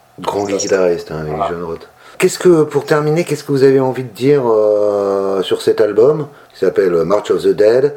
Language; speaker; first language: French; native; French